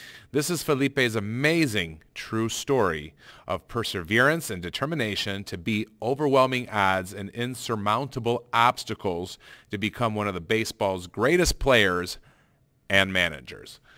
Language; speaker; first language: English; native; English